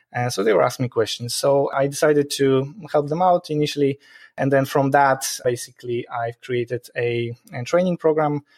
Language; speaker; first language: English; non-native, fluent; Polish